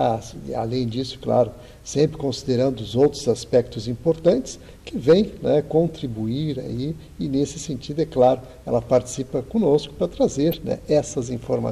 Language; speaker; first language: Portuguese; native; Portuguese